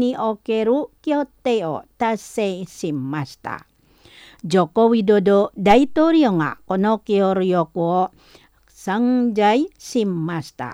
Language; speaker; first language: Japanese; non-native, fluent; Indonesian